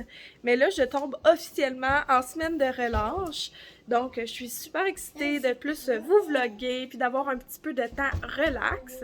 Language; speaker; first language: French; native; French